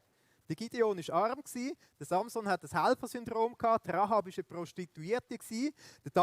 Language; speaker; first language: German; native; German